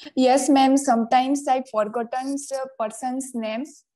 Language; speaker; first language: English; non-native, local second language; Gujarati